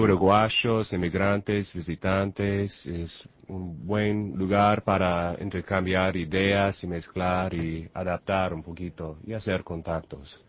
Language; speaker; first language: Spanish; non-native, learner; English